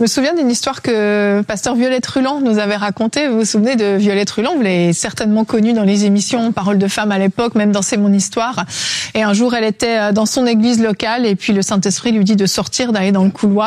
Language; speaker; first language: French; native; French